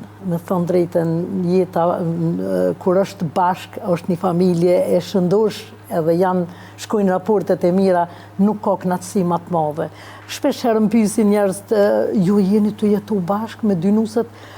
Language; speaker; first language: Albanian; native; Albanian